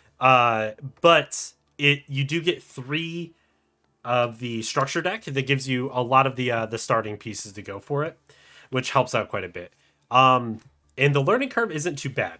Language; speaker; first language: English; native; English